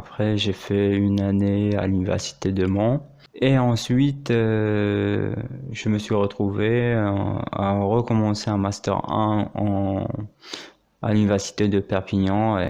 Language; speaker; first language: French; non-native, local second language; Arabic